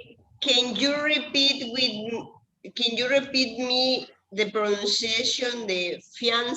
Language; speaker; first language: English; non-native, learner; Spanish